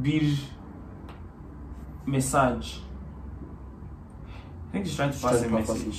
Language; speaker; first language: Turkish; non-native, learner; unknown